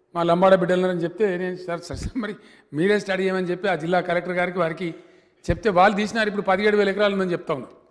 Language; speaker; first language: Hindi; non-native, local second language; Telugu